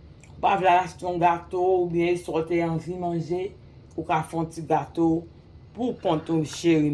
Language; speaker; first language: French; non-native, local second language; Haitian Creole